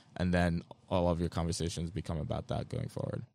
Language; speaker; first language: English; non-native, local second language; Yoruba